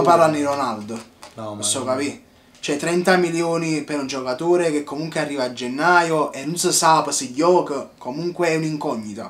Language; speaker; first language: Italian; native; Italian